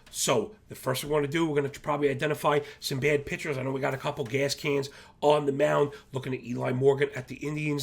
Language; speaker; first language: English; native; English